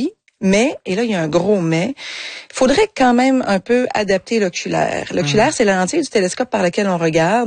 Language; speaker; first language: French; native; French